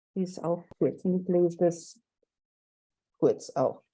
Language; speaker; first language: German; non-native, fluent; English